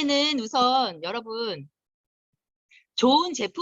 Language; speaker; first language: Korean; native; Korean